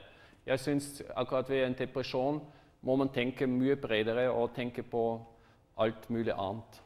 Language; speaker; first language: Norwegian; non-native, fluent; German